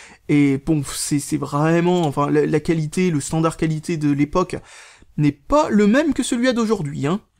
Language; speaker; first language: French; native; French